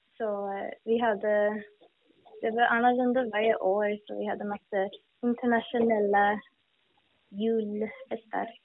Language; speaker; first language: Swedish; non-native, fluent; English